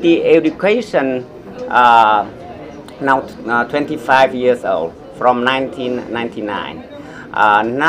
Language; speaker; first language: English; non-native, fluent; Vietnamese